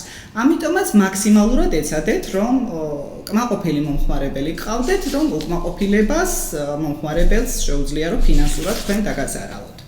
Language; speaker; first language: Georgian; native; Georgian